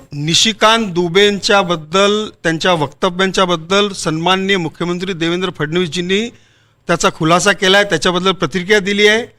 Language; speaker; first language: Marathi; non-native, local second language; Hindi